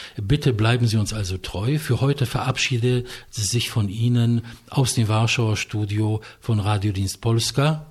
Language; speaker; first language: German; non-native, fluent; Polish